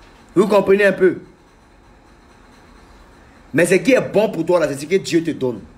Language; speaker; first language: French; native; French